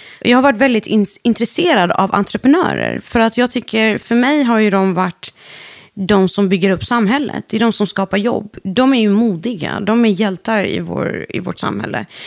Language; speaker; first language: Swedish; early bilingual, other home language; Arabic